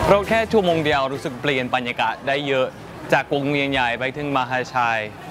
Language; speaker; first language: Thai; non-native, fluent; English